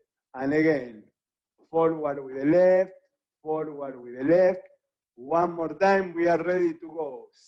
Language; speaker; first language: English; non-native, fluent; Spanish